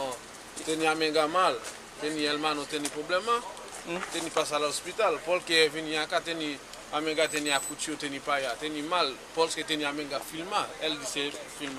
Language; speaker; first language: Spanish; non-native, learner; Haitian Creole